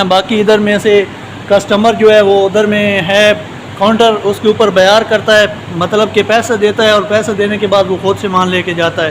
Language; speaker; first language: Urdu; non-native, local second language; Punjabi